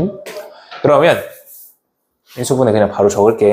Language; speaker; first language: Korean; native; Korean